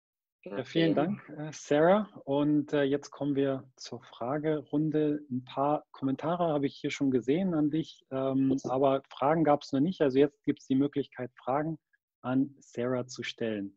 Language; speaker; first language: German; native; German